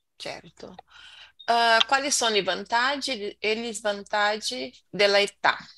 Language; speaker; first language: Italian; non-native, learner; Portuguese